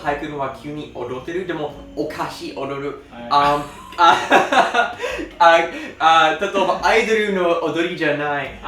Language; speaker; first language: Japanese; non-native, learner; English